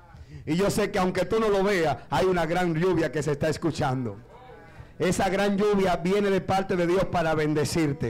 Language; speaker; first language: Spanish; native; Spanish